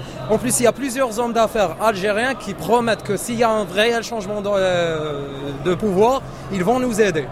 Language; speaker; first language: French; non-native, local second language; Arabic